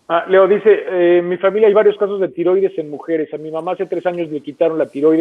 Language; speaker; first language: Spanish; native; Spanish